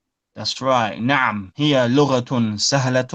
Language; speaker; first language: English; non-native, fluent; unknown